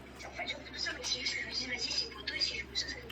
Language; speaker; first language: French; native; French